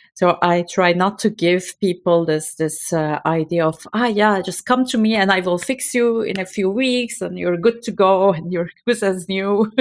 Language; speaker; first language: English; non-native, fluent; Turkish